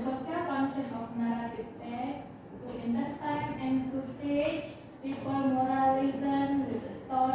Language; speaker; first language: English; non-native, learner; Indonesian